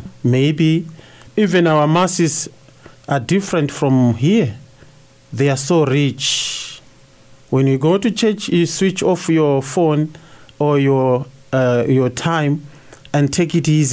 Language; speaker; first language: English; non-native, local second language; Shona